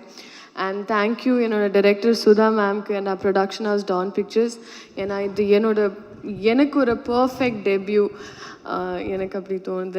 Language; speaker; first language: Tamil; non-native, fluent; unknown